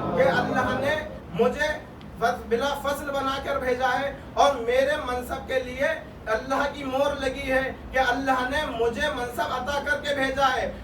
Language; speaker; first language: Urdu; native; Urdu